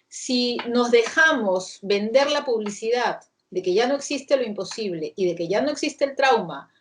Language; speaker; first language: Spanish; native; Spanish